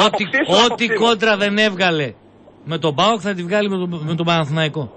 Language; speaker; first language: Greek; native; Greek